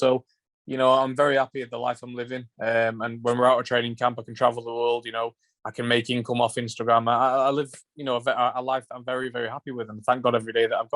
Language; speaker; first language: English; native; English